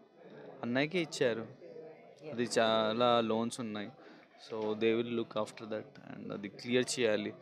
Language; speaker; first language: Telugu; non-native, local second language; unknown